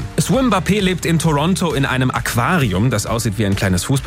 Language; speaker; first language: German; native; German